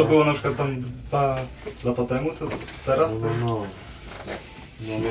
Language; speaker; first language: Polish; native; Polish